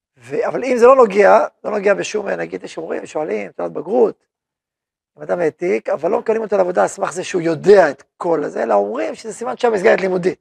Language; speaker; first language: Hebrew; native; Hebrew